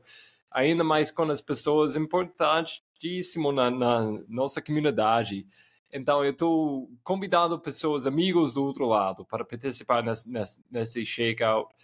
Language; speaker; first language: Portuguese; non-native, fluent; English